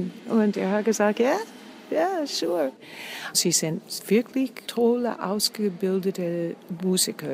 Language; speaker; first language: German; non-native, fluent; English